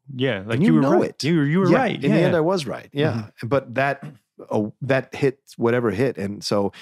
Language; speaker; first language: English; native; English